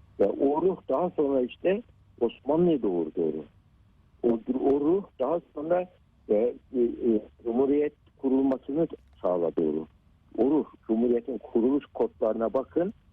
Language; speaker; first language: Turkish; native; Turkish